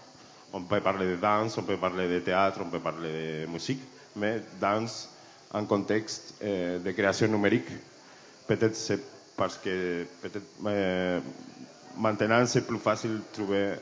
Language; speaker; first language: French; non-native, learner; Spanish